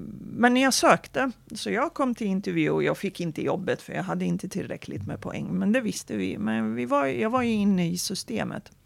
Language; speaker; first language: Swedish; non-native, fluent; Arabic